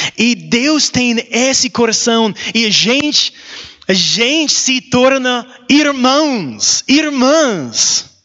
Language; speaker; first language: Portuguese; non-native, learner; English